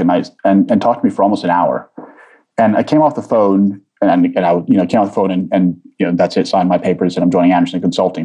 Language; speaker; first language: English; native; English